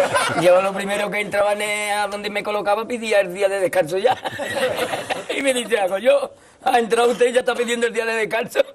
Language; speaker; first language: Spanish; native; Spanish